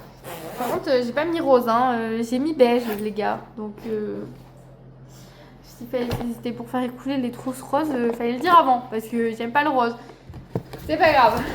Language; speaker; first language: French; native; French